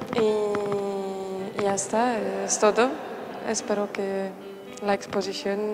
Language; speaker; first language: Spanish; non-native, fluent; Polish